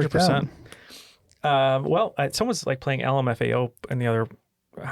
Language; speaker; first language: English; native; English